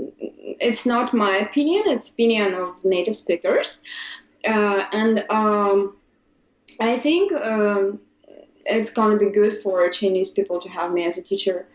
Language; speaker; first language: English; non-native, fluent; Russian